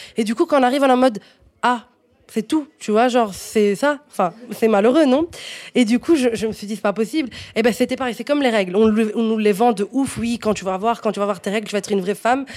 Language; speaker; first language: French; non-native, fluent; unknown